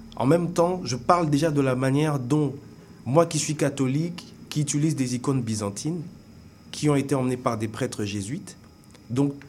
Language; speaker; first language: French; non-native, local second language; Lingala